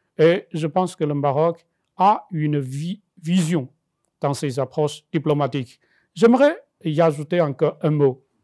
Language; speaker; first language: French; non-native, fluent; Chinese